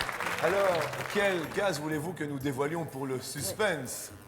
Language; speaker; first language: French; native; French